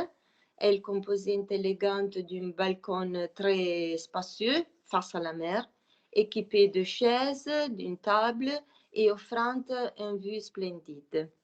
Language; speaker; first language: French; non-native, fluent; Italian